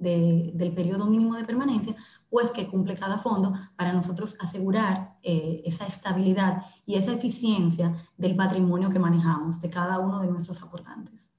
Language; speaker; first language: Spanish; native; Spanish